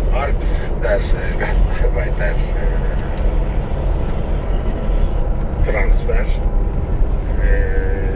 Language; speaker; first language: German; non-native, fluent; Turkish